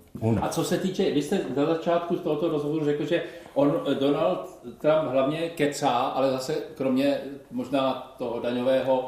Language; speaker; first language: Czech; native; Czech